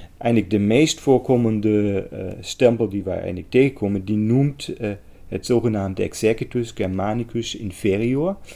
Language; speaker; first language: Dutch; non-native, fluent; German